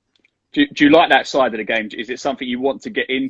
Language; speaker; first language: English; native; English